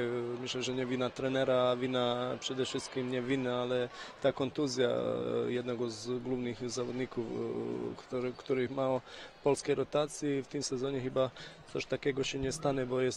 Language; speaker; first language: Polish; non-native, fluent; Bosnian